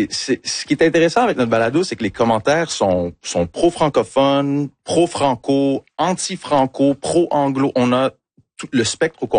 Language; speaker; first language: French; early bilingual, other home language; English